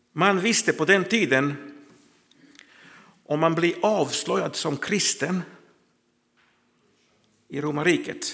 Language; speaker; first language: Swedish; non-native, fluent; Croatian